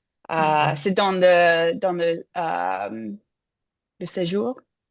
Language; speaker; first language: French; non-native, fluent; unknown